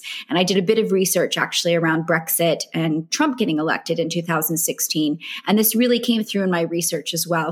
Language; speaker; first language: English; native; English